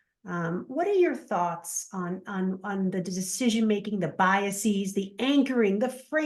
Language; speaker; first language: English; native; English